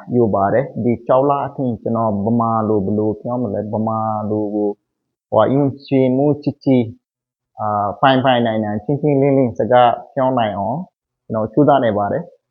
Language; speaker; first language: Burmese; non-native, local second language; Rohingya